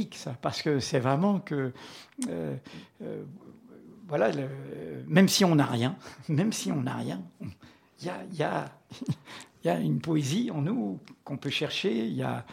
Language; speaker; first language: French; native; French